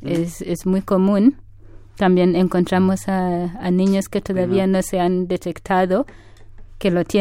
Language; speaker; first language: Spanish; non-native, fluent; Ganda